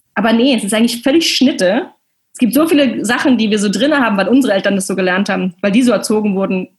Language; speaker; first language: German; native; German